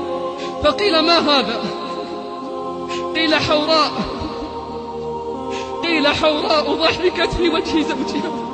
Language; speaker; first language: Arabic; native; Arabic